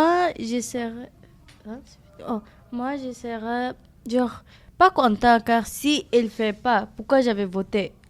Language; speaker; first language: French; non-native, learner; Bangla